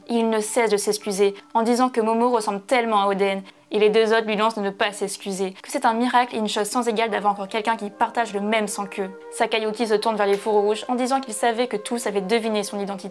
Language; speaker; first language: French; native; French